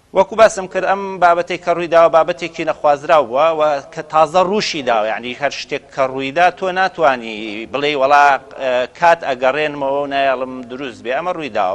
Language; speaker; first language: Central Kurdish; native; Central Kurdish